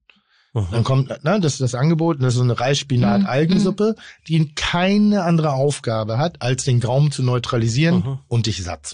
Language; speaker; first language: German; native; German